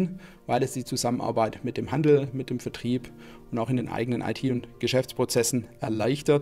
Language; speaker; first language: German; native; German